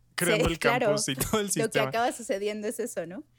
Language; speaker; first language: Spanish; native; Spanish